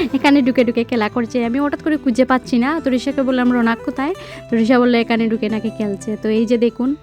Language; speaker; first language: Bangla; non-native, local second language; Sylheti